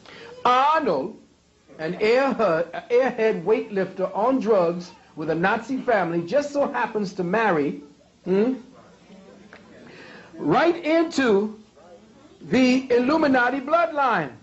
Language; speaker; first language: English; native; English